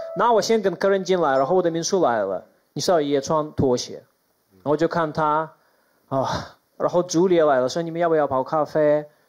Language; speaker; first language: Chinese; non-native, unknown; Ukrainian